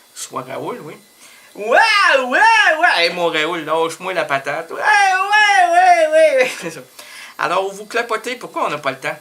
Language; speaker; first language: French; native; French